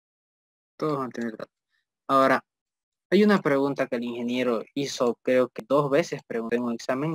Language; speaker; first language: Spanish; native; Spanish